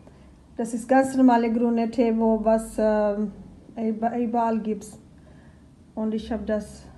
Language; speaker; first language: German; non-native, learner; Urdu